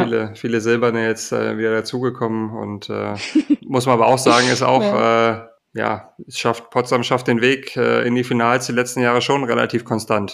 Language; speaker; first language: German; native; German